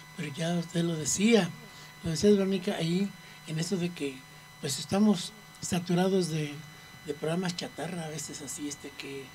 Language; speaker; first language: Spanish; native; Spanish